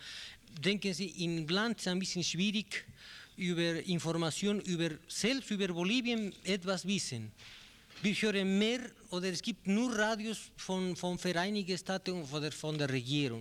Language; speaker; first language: German; non-native, learner; Spanish